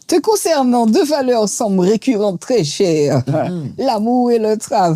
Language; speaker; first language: French; native; French